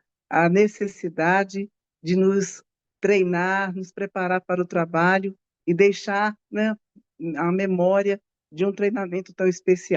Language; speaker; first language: Portuguese; native; Portuguese